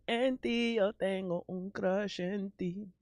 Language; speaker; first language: Spanish; non-native, learner; English